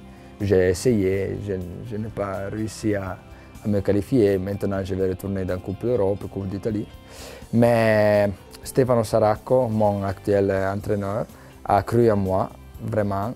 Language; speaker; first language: French; non-native, local second language; Italian